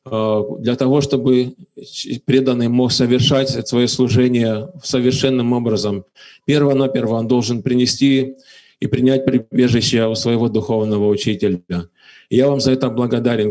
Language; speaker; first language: Russian; native; Russian